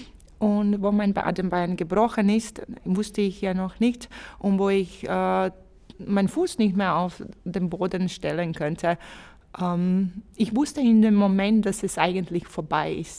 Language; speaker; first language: German; non-native, fluent; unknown